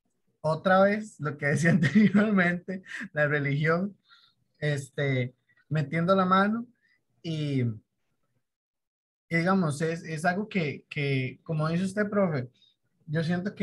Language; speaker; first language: Spanish; native; Spanish